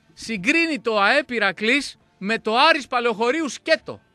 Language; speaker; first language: Greek; native; Greek